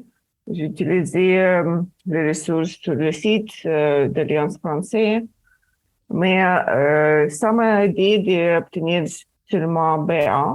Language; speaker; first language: French; non-native, fluent; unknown